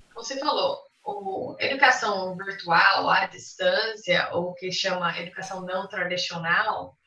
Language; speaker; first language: Portuguese; non-native, fluent; English